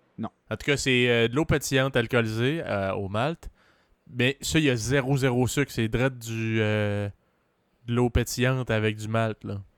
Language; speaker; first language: French; native; French